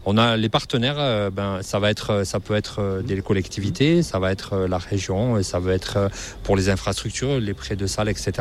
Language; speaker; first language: French; native; French